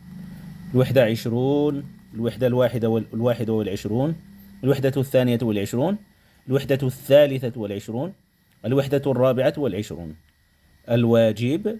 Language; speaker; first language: Arabic; non-native, fluent; Indonesian